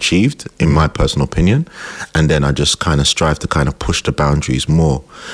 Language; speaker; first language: English; native; English